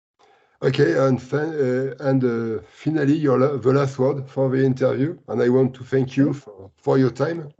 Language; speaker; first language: English; non-native, learner; French